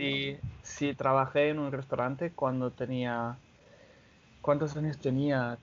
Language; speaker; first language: Spanish; non-native, fluent; English